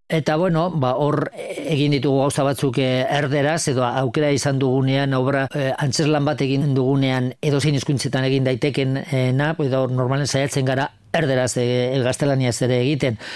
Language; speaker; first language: Basque; non-native, local second language; Spanish